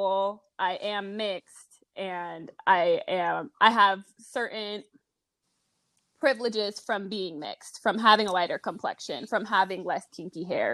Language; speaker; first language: English; native; English